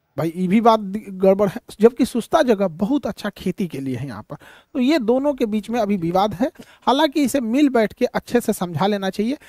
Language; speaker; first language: Hindi; native; Hindi